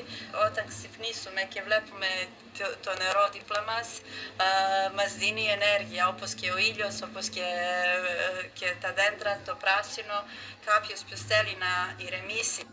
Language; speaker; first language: Greek; non-native, fluent; Serbian